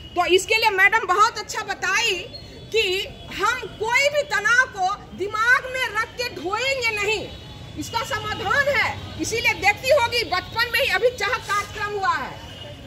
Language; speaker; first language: Hindi; native; Hindi